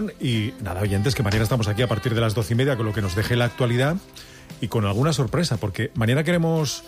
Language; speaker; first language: Spanish; native; Spanish